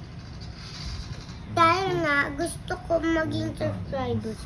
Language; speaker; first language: Filipino; native; Filipino